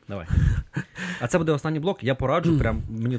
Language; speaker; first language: Ukrainian; native; Ukrainian